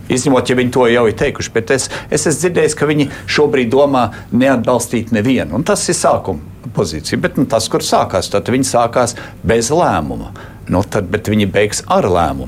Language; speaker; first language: Latvian; early bilingual, heritage; Latvian